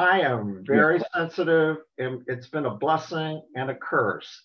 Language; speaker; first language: English; native; English